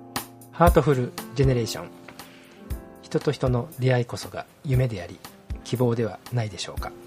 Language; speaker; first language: Japanese; native; Japanese